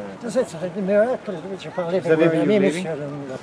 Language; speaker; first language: French; non-native, learner; English